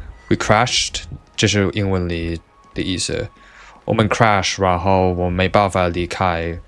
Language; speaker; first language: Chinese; non-native, learner; English